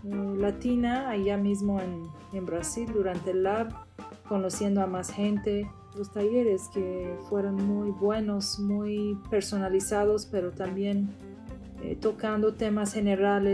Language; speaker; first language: Spanish; non-native, fluent; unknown